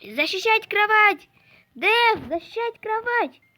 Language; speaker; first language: Russian; non-native, local second language; Kazakh